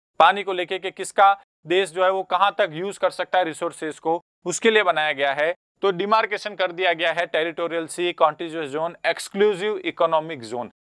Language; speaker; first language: Hindi; native; Hindi